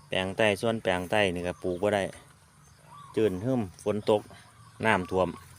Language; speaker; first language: Thai; native; Thai